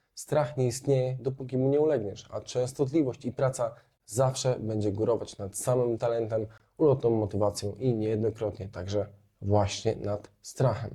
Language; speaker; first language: Polish; native; Polish